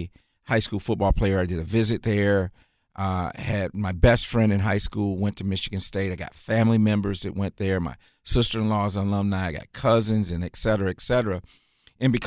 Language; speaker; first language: English; native; English